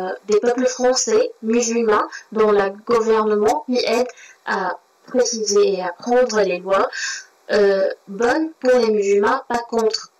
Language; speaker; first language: French; non-native, learner; Arabic